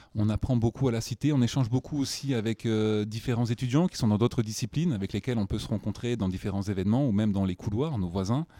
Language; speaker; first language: French; native; French